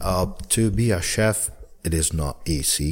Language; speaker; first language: English; non-native, fluent; Italian